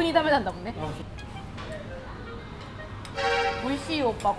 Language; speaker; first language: Japanese; native; Japanese